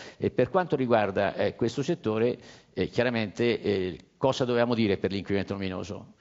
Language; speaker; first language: Italian; native; Italian